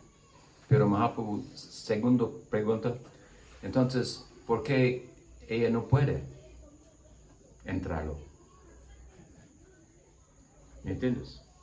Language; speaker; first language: Spanish; non-native, learner; English